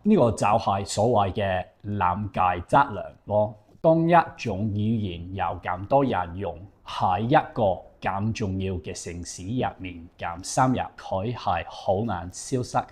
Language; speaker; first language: Cantonese; non-native, fluent; English